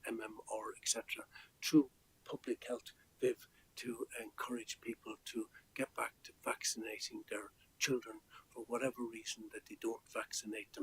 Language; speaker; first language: English; native; English